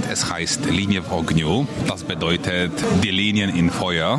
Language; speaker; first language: German; non-native, learner; Polish